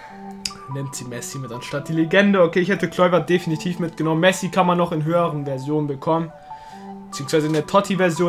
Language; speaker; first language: German; early bilingual, other home language; Turkish